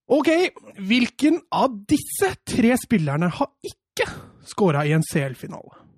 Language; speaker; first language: Norwegian; native; Norwegian